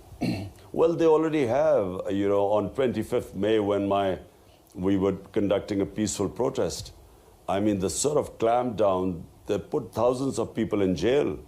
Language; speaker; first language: English; non-native, local second language; Urdu